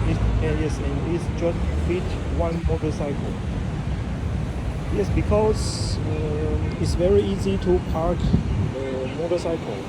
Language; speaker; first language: English; non-native, learner; Chinese